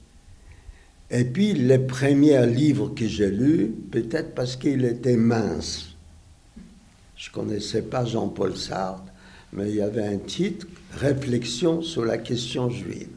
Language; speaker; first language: French; non-native, fluent; Yiddish